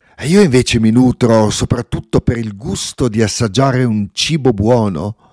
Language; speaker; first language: Italian; non-native, local second language; Ladin